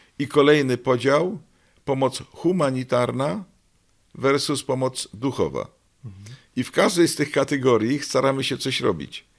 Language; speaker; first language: Polish; native; Polish